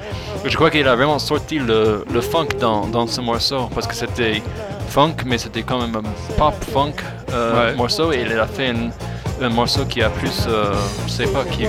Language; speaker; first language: French; non-native, fluent; English